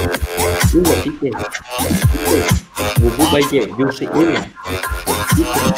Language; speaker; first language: Chinese; non-native, learner; Russian